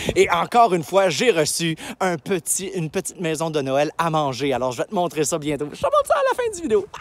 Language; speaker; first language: French; native; French